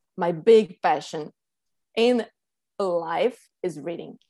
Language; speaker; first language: English; non-native, fluent; Portuguese